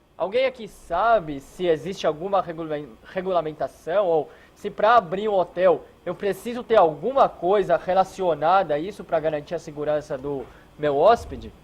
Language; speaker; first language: Portuguese; early bilingual, heritage; Hebrew